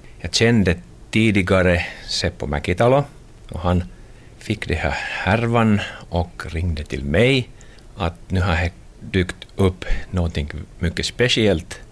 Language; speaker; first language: Swedish; non-native, local second language; Finnish